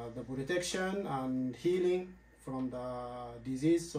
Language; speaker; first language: English; non-native, learner; Arabic